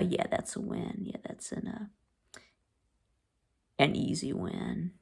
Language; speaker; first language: English; native; English